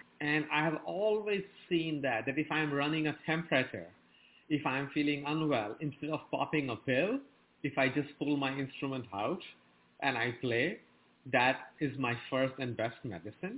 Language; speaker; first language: English; non-native, local second language; Bangla